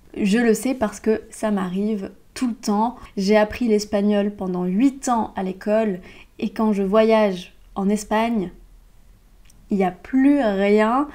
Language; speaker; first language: French; native; French